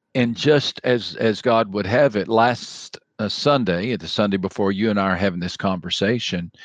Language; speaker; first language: English; native; English